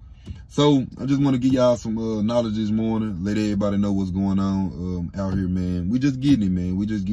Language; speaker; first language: English; native; English